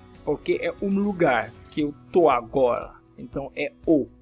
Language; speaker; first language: Portuguese; non-native, fluent; French